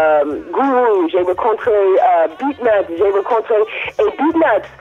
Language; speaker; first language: French; non-native, learner; English